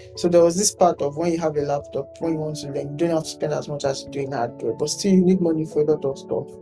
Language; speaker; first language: English; non-native, local second language; Yoruba